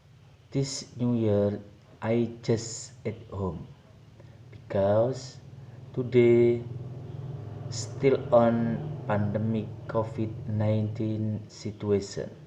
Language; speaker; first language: English; non-native, learner; Indonesian